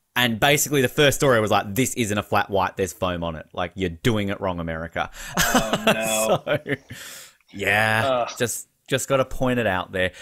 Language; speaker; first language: English; native; English